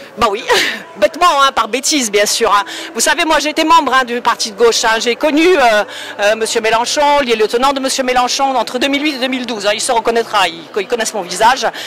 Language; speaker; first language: French; non-native, fluent; Polish